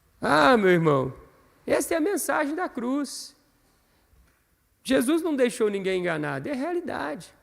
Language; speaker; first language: Portuguese; native; Portuguese